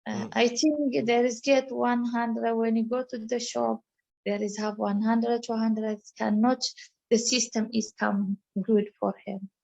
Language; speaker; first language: English; non-native, learner; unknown